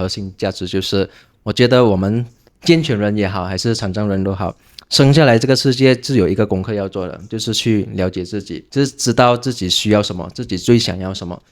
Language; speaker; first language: Chinese; non-native, local second language; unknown